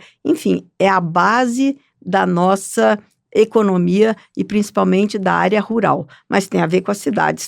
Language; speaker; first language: Portuguese; native; Portuguese